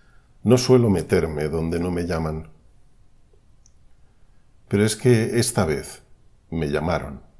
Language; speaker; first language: Spanish; native; Spanish